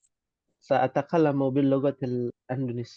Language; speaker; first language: Arabic; non-native, fluent; Indonesian